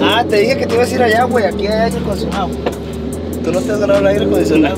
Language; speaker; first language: Spanish; early bilingual, heritage; Spanish